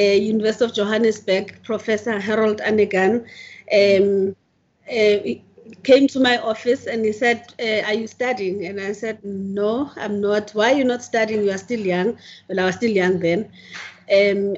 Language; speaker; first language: English; non-native, local second language; Zulu